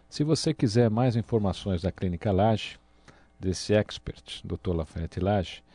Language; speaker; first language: Portuguese; native; Portuguese